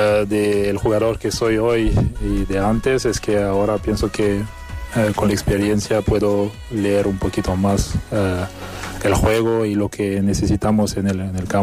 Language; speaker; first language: Spanish; non-native, fluent; French